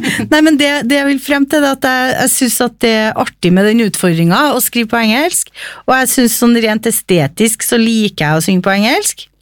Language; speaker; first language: Norwegian; native; Norwegian